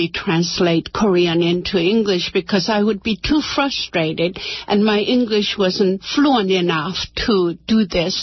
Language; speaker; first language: English; non-native, fluent; Korean